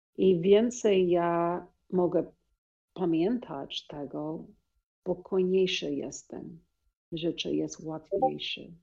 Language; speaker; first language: Polish; non-native, learner; English